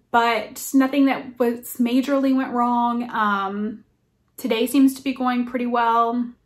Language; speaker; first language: English; native; English